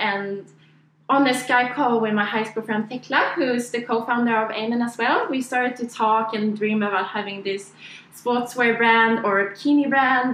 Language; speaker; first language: English; non-native, fluent; Swedish